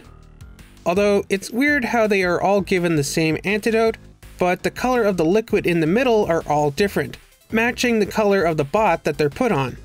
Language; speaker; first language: English; native; English